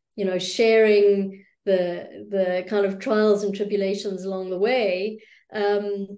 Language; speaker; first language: English; native; English